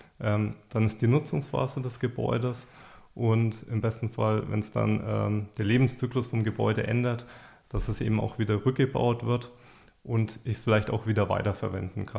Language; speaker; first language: German; native; German